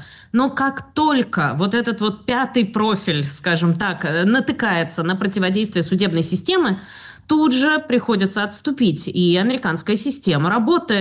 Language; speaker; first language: Russian; native; Russian